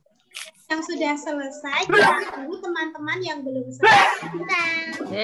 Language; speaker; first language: Indonesian; native; Indonesian